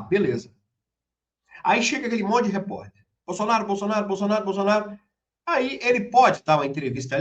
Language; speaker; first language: Portuguese; native; Portuguese